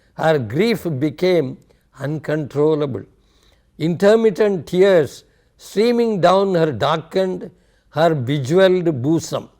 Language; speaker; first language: English; non-native, local second language; Tamil